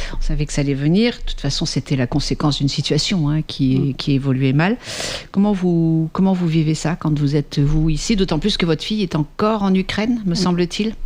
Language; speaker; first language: French; native; French